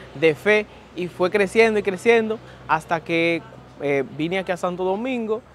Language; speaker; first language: Spanish; native; Spanish